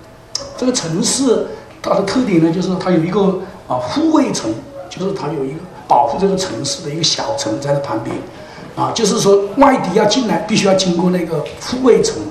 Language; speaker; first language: Chinese; native; Chinese